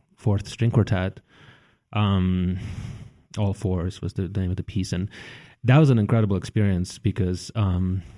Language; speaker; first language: English; early bilingual, other home language; Russian